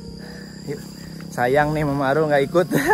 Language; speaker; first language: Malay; non-native, local second language; Sundanese